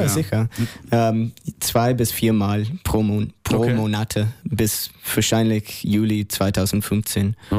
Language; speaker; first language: German; non-native, learner; English